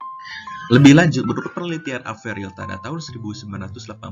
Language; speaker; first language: Indonesian; native; Indonesian